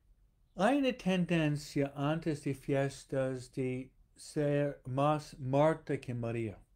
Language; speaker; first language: Spanish; non-native, fluent; English